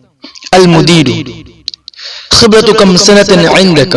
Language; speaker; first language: Arabic; non-native, fluent; Urdu